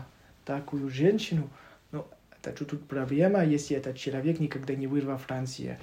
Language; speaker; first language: Russian; non-native, learner; French